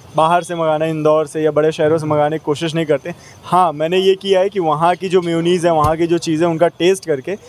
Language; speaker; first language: Hindi; native; Hindi